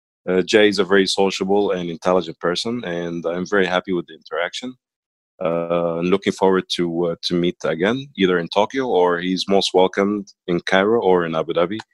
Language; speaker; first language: English; non-native, fluent; Arabic